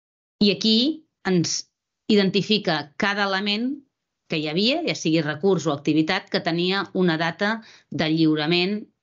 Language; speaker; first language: Catalan; native; Catalan